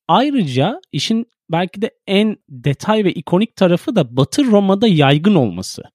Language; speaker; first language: Turkish; native; Turkish